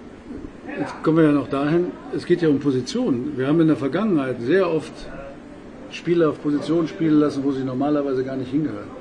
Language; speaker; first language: German; native; German